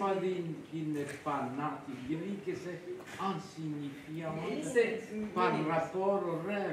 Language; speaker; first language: French; non-native, fluent; Spanish